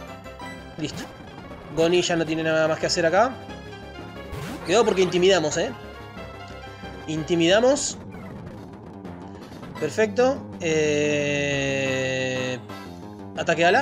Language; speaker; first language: Spanish; native; Spanish